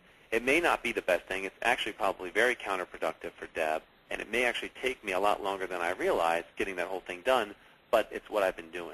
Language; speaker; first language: English; native; English